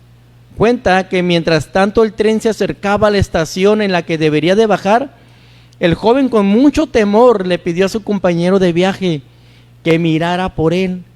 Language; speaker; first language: Spanish; native; Spanish